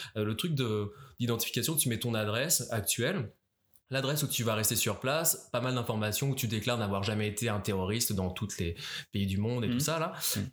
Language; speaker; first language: French; native; French